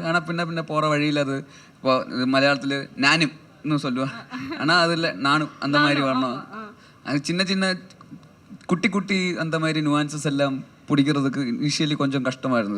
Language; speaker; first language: Tamil; non-native, learner; Malayalam